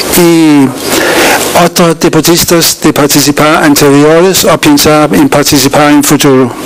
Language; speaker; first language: Spanish; non-native, learner; Danish